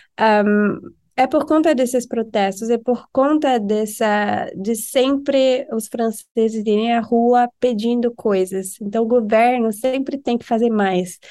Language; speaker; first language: Portuguese; non-native, fluent; French